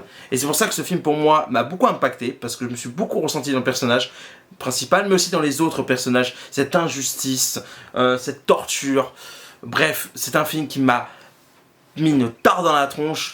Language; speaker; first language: French; native; French